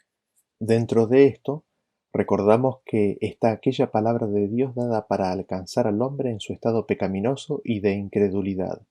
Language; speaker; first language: Spanish; native; Spanish